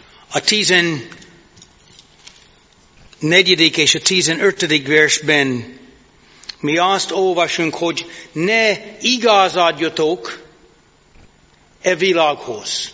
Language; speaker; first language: Hungarian; non-native, fluent; English